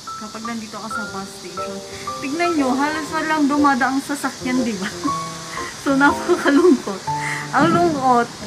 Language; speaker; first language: Filipino; native; Filipino